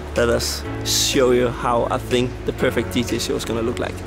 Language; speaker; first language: English; non-native, fluent; Danish